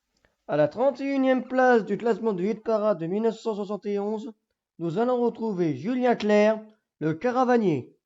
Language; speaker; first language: French; native; French